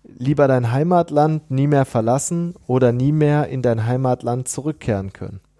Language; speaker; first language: German; native; German